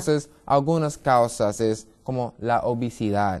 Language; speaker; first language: Spanish; non-native, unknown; English